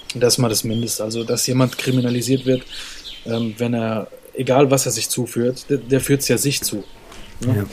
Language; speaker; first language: German; native; German